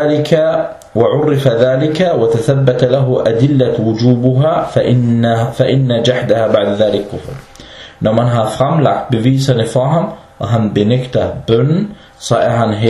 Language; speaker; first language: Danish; early bilingual, other home language; Arabic